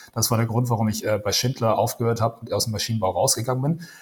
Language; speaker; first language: German; native; German